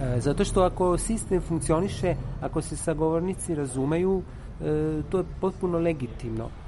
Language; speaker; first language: Serbian; non-native, fluent; Italian